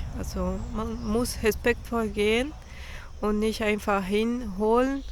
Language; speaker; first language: German; non-native, fluent; Portuguese